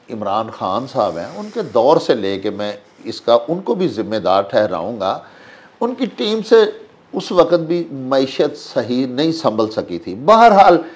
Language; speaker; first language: Urdu; non-native, local second language; Punjabi